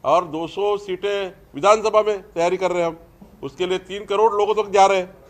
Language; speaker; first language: Hindi; non-native, local second language; Marathi